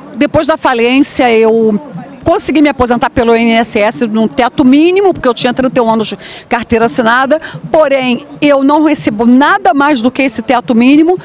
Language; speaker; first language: Portuguese; native; Portuguese